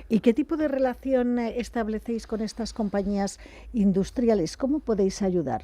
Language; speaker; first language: Spanish; native; Spanish